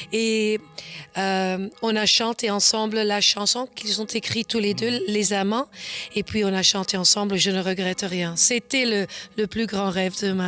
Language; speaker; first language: French; non-native, fluent; English